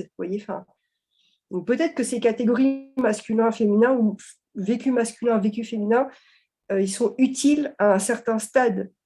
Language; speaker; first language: French; native; French